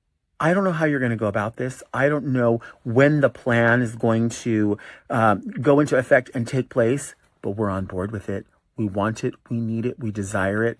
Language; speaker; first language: English; native; English